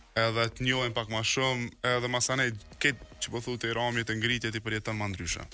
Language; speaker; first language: Albanian; native; Albanian